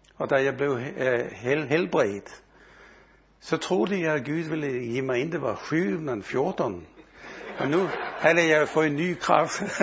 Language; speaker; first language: Danish; native; Danish